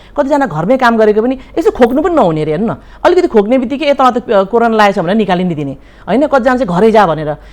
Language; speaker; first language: Nepali; early bilingual, heritage; Nepali